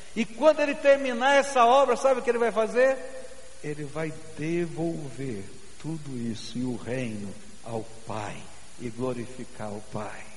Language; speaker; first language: Portuguese; native; Portuguese